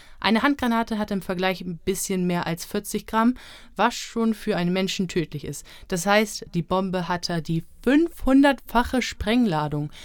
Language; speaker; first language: German; native; German